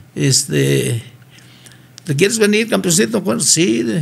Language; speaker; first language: Spanish; native; Spanish